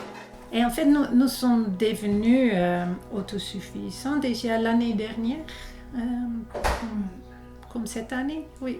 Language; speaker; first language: French; non-native, fluent; Dutch